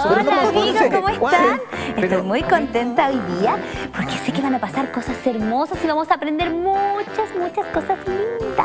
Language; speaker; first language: Spanish; native; Spanish